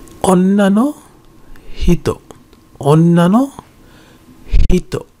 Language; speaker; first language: Japanese; non-native, learner; Bangla